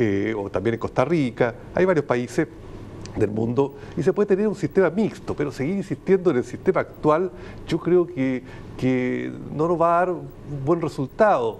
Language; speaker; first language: Spanish; native; Spanish